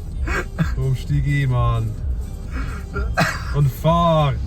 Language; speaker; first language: German; native; German